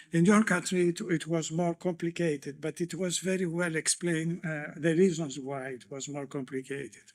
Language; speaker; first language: English; non-native, fluent; Greek